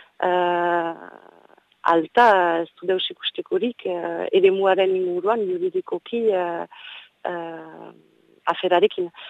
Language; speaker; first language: Basque; non-native, local second language; French